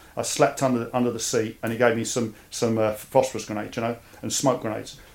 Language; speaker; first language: English; native; English